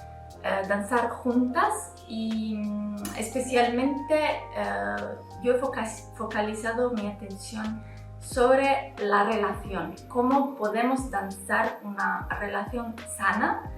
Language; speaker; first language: Spanish; non-native, fluent; Italian